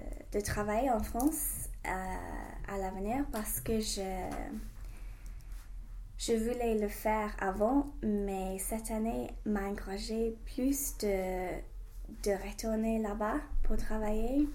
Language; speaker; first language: French; non-native, fluent; English